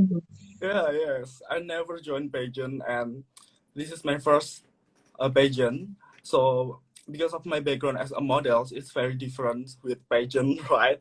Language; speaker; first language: English; non-native, learner; Indonesian